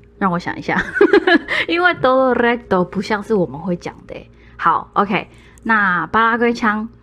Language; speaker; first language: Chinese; early bilingual, heritage; Chinese